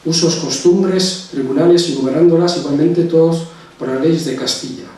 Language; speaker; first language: Spanish; non-native, local second language; Basque